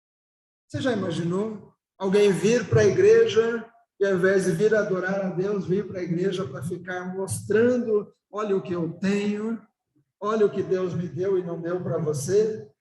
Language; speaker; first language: Portuguese; native; Portuguese